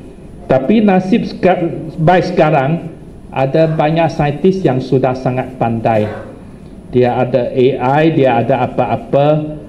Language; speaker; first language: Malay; non-native, local second language; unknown